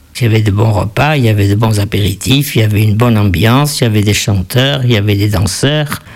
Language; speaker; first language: French; early bilingual, other home language; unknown